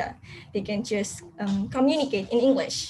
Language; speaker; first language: English; non-native, fluent; Indonesian